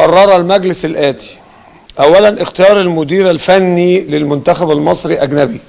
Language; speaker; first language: Arabic; native; Arabic